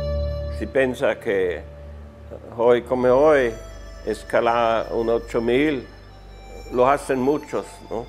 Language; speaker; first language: Spanish; non-native, fluent; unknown